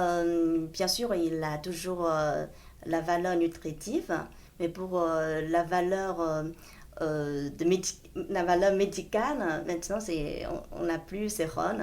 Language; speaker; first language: French; non-native, fluent; Chinese